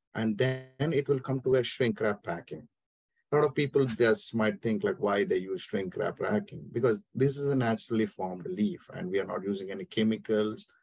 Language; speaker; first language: English; non-native, local second language; Telugu